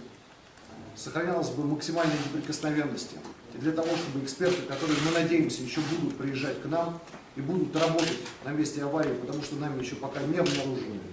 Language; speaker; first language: Russian; native; Russian